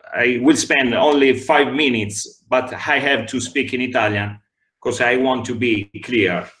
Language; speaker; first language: English; non-native, learner; Italian